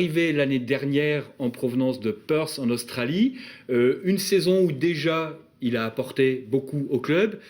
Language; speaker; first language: French; native; French